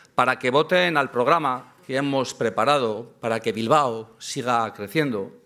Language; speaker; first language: Spanish; native; Spanish